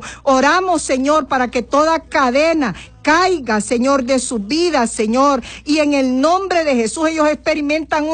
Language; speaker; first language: Spanish; native; Spanish